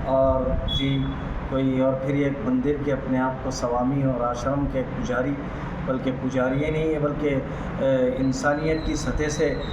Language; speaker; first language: Urdu; native; Urdu